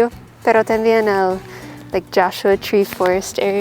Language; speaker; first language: Spanish; non-native, learner; English